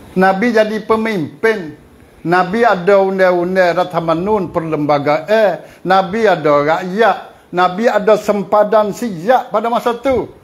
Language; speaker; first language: Malay; native; Malay